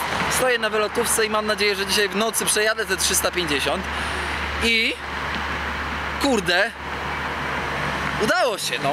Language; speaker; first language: Polish; native; Polish